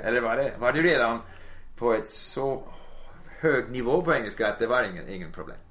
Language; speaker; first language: Swedish; non-native, fluent; English